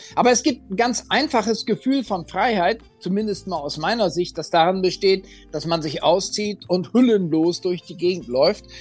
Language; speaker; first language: German; native; German